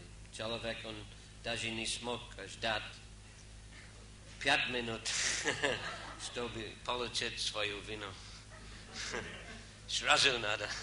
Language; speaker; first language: Russian; non-native, fluent; English